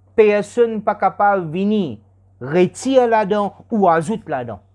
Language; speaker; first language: French; non-native, learner; Morisyen